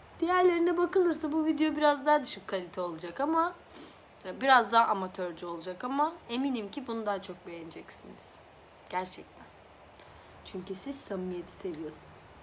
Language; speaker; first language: Turkish; early bilingual, other home language; Azerbaijani